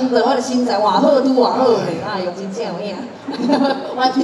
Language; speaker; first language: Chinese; native; Chinese